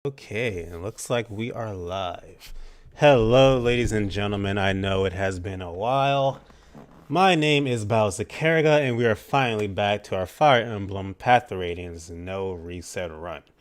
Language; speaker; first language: English; native; English